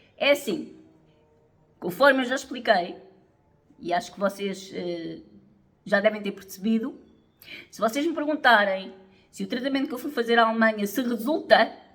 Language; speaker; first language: Portuguese; native; Portuguese